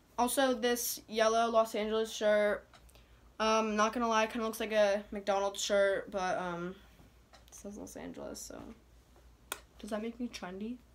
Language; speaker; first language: English; native; English